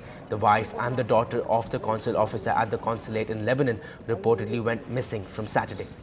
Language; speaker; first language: English; non-native, local second language; Tamil